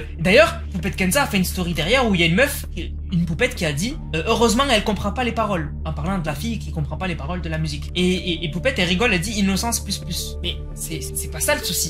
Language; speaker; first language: French; native; French